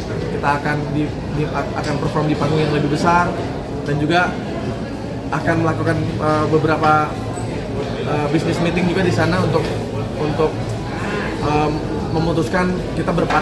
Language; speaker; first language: Indonesian; native; Indonesian